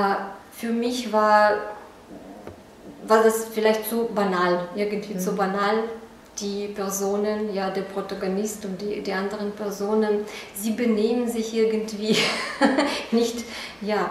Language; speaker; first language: German; non-native, fluent; Russian